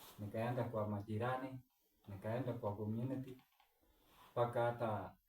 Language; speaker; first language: Swahili; non-native, local second language; Kalenjin